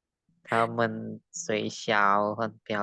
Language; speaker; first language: Chinese; non-native, learner; Indonesian